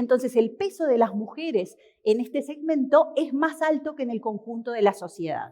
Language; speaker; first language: Spanish; native; Spanish